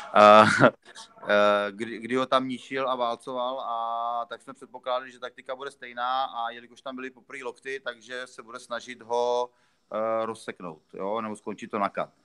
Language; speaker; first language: Czech; native; Czech